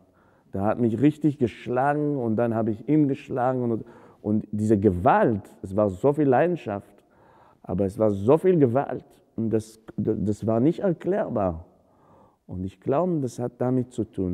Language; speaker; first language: German; non-native, fluent; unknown